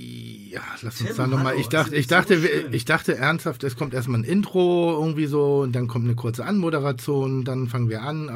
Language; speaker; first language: German; native; German